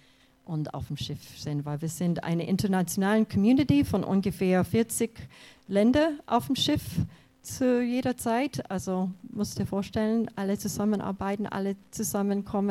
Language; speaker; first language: German; non-native, fluent; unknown